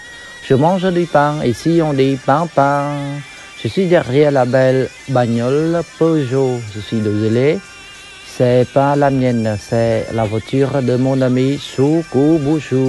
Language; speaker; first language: French; non-native, fluent; Khmer